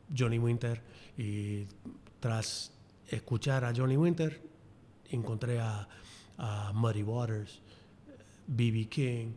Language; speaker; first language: Spanish; non-native, fluent; English